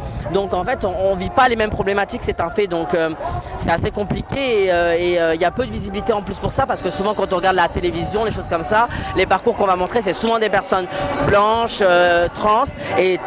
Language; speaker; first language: French; native; French